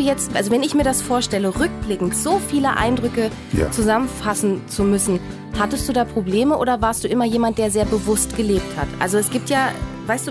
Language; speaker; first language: German; native; German